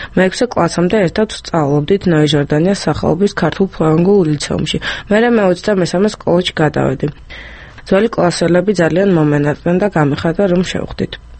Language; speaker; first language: Georgian; early bilingual, other home language; French